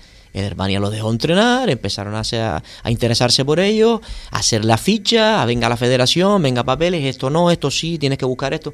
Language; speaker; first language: Spanish; native; Spanish